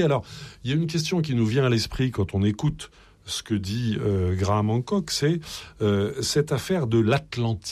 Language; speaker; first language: French; native; French